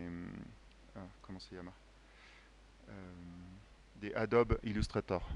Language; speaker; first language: Spanish; non-native, fluent; French